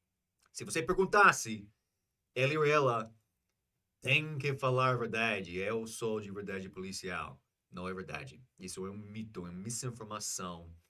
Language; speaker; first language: Portuguese; non-native, fluent; English